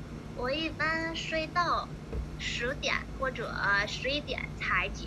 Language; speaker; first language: Chinese; non-native, learner; Vietnamese